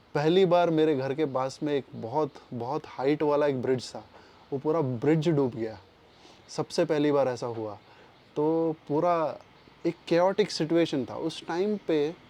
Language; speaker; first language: Hindi; non-native, local second language; Malayalam